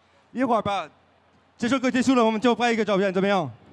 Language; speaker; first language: Chinese; non-native, fluent; French